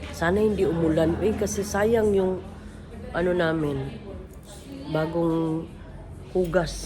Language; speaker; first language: Filipino; non-native, local second language; Bikol